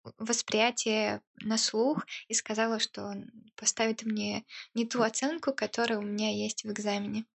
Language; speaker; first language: Russian; early bilingual, heritage; Russian